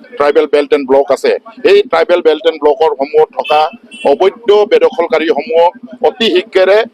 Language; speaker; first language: Assamese; non-native, local second language; Mising